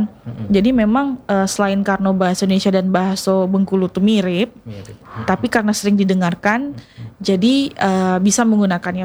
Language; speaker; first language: Indonesian; non-native, local second language; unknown